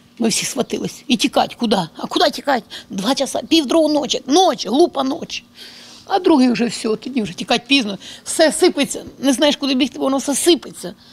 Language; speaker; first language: Ukrainian; native; Ukrainian